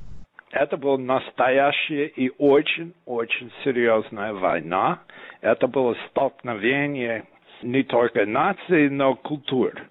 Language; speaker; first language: Russian; non-native, fluent; English